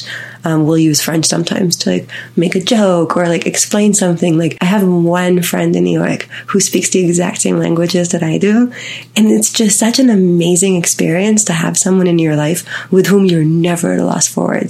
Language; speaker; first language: English; non-native, fluent; Hebrew